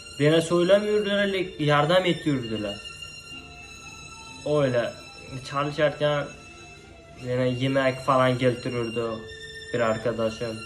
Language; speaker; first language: Turkish; non-native, learner; Uzbek